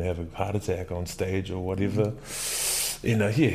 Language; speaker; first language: English; native; English